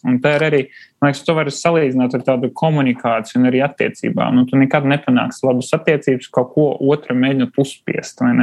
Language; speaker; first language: Latvian; non-native, local second language; Russian